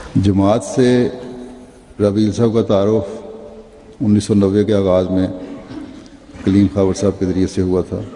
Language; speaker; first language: Urdu; native; Urdu